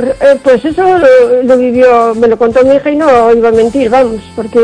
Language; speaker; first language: Spanish; native; Spanish